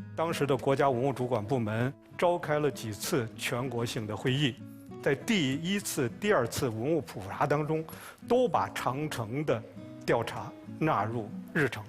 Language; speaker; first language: Chinese; native; Chinese